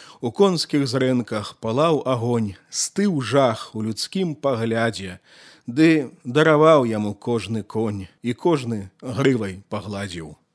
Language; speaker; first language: Belarusian; native; Belarusian